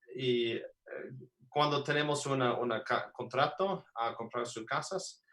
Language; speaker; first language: Spanish; non-native, learner; English